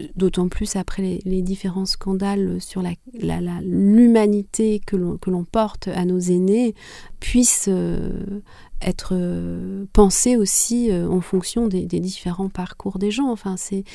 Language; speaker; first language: French; non-native, local second language; Kinyarwanda